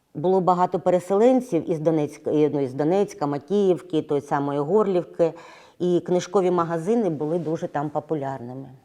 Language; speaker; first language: Ukrainian; non-native, local second language; Russian